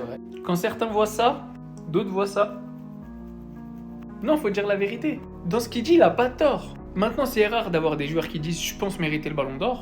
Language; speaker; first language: French; native; French